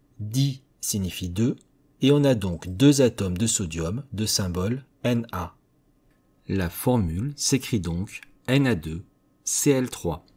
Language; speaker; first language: French; native; French